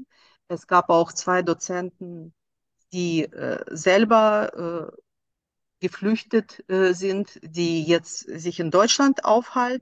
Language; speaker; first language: German; non-native, fluent; Russian